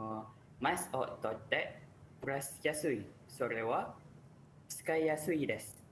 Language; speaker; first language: Japanese; non-native, learner; Malay